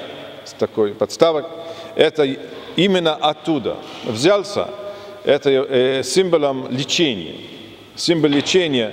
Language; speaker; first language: Russian; non-native, fluent; German